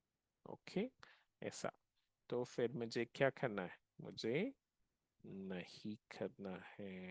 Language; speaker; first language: Hindi; non-native, local second language; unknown